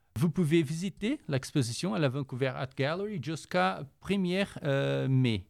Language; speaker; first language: French; non-native, fluent; Portuguese